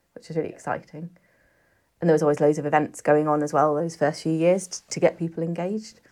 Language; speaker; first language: English; native; English